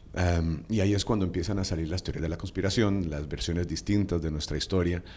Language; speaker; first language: Spanish; native; Spanish